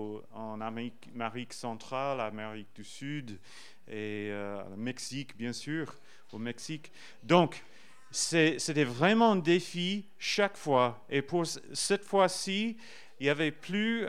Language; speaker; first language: French; non-native, fluent; English